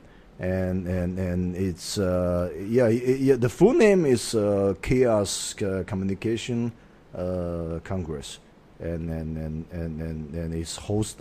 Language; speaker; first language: English; non-native, fluent; Chinese